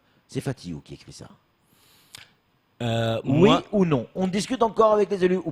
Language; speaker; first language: French; native; French